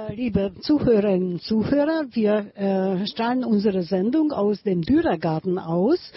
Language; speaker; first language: German; non-native, fluent; Hungarian